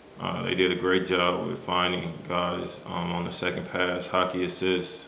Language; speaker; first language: English; native; English